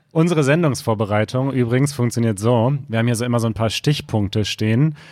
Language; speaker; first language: German; native; German